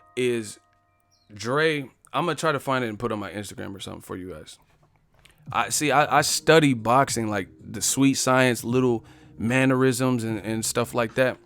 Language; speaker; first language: English; native; English